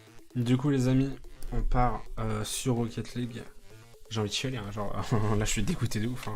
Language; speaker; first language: French; native; French